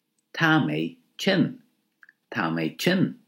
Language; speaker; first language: Irish; non-native, local second language; English